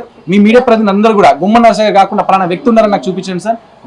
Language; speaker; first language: Telugu; native; Telugu